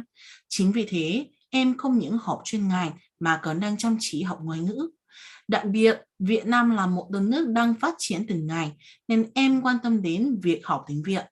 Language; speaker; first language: Vietnamese; non-native, fluent; Korean